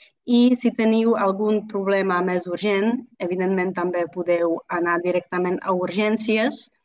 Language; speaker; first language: Catalan; non-native, fluent; Czech